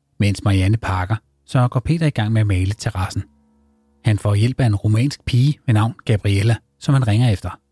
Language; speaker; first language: Danish; native; Danish